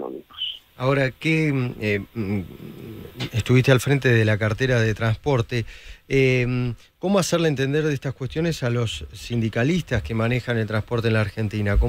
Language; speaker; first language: Spanish; native; Spanish